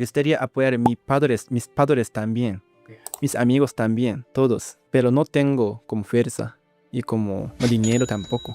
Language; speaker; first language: Spanish; non-native, learner; Japanese